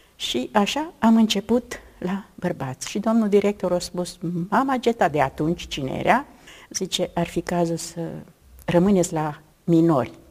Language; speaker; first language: Romanian; native; Romanian